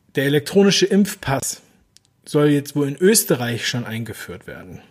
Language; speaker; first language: German; native; German